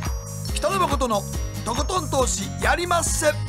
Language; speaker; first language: Japanese; native; Japanese